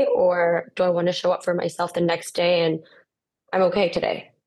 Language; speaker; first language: English; non-native, fluent; Spanish